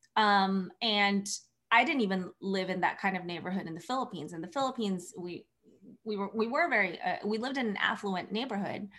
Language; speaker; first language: English; early bilingual, other home language; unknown